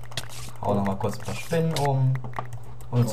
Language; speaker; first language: German; native; German